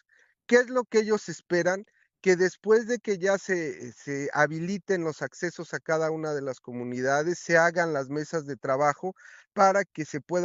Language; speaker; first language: Spanish; native; Spanish